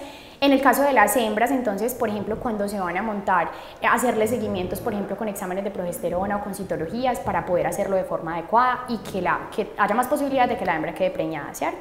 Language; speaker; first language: Spanish; native; Spanish